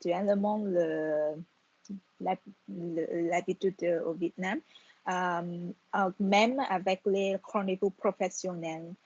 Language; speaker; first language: French; non-native, fluent; Vietnamese